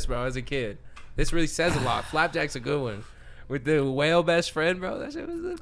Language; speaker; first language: English; native; English